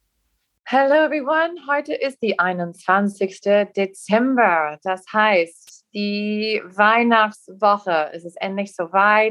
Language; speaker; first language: German; non-native, fluent; English